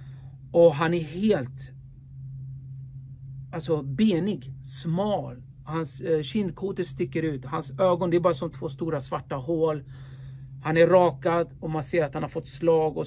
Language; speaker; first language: Swedish; early bilingual, other home language; Kurdish